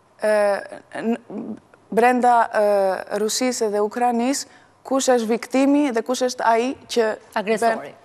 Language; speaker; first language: Albanian; early bilingual, heritage; Albanian